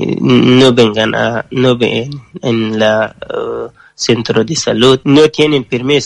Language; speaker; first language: Spanish; non-native, learner; Persian